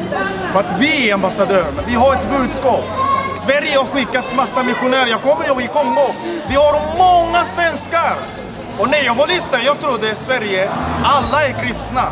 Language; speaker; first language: Swedish; non-native, fluent; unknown